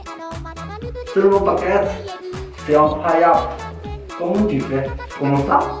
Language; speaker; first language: French; non-native, learner; Chinese